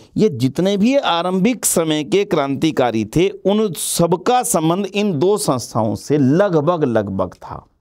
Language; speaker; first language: Hindi; native; Hindi